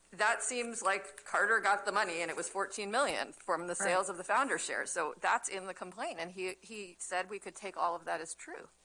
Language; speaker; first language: English; native; English